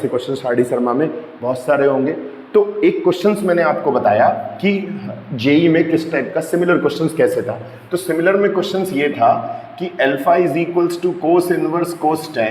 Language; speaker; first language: Hindi; native; Hindi